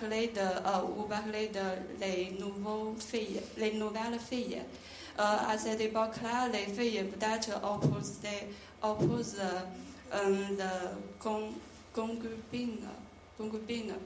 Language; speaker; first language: French; non-native, learner; Chinese